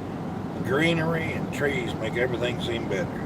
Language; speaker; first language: English; native; English